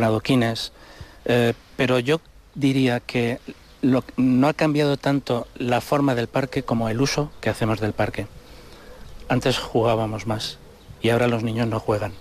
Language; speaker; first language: Spanish; native; Spanish